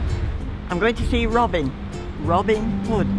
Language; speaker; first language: English; native; English